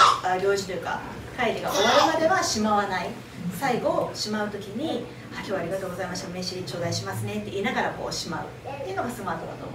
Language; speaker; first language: Japanese; native; Japanese